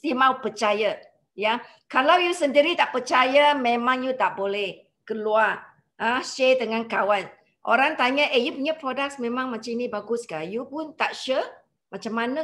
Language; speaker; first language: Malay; non-native, local second language; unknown